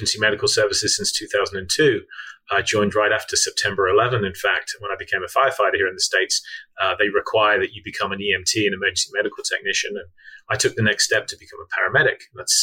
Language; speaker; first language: English; native; English